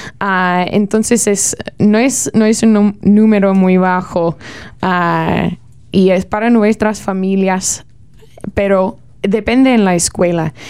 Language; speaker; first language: Spanish; non-native, learner; English